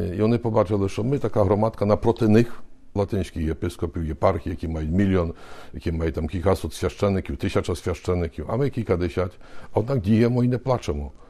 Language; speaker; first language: Ukrainian; early bilingual, heritage; Ukrainian